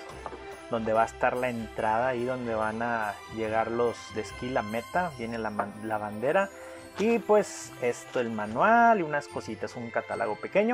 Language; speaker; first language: Spanish; native; Spanish